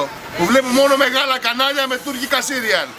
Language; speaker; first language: Greek; native; Greek